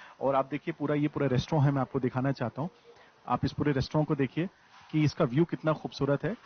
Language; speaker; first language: Hindi; native; Hindi